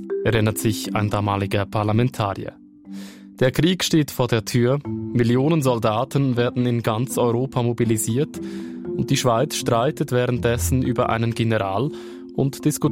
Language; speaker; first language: German; native; German